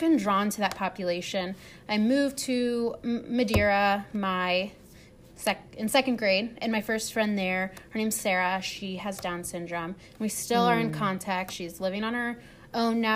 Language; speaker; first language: English; native; English